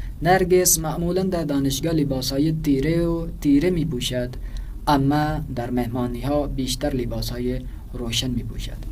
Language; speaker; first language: Persian; non-native, fluent; Urdu